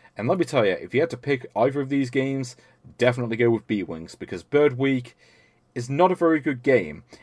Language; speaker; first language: English; native; English